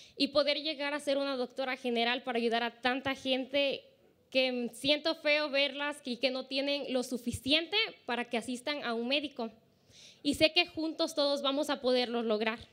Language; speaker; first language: Spanish; early bilingual, heritage; Spanish